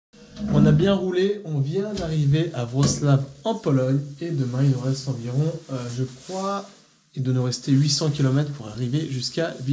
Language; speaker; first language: French; native; French